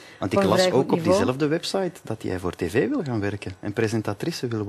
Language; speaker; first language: Dutch; native; Dutch